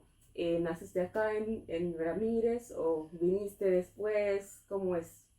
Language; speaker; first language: Spanish; non-native, fluent; English